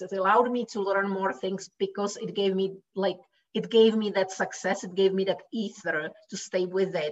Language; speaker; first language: English; non-native, fluent; Czech